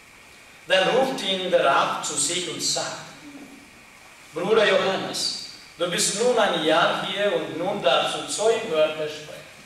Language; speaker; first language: German; non-native, learner; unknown